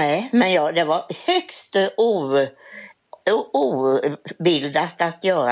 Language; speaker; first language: Swedish; native; Swedish